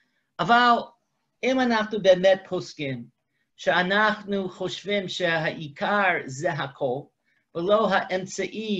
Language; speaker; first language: Hebrew; non-native, fluent; English